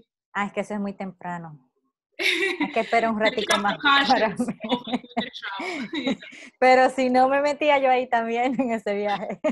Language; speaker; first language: Spanish; early bilingual, heritage; Spanish